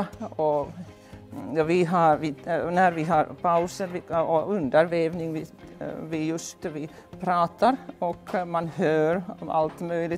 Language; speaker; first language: Swedish; non-native, local second language; Finnish